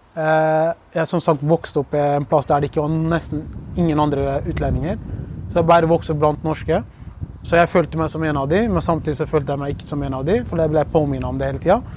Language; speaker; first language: Norwegian; early bilingual, other home language; Kurdish